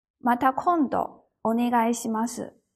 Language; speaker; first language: Japanese; non-native, fluent; Chinese